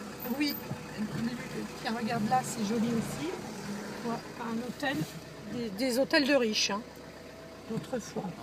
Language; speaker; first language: French; native; French